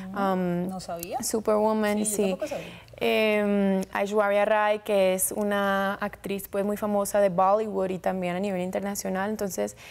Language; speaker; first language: Spanish; early bilingual, heritage; Spanish